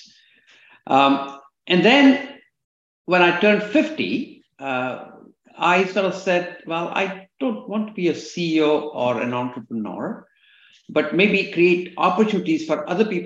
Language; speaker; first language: English; non-native, local second language; Kannada